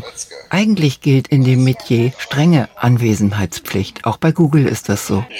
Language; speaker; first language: German; native; German